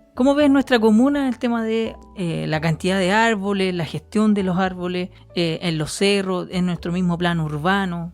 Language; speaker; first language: Spanish; native; Spanish